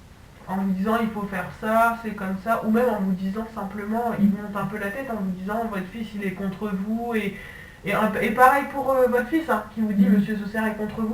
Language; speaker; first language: French; native; French